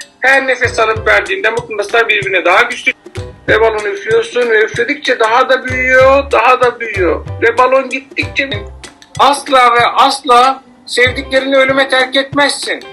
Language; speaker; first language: Turkish; native; Turkish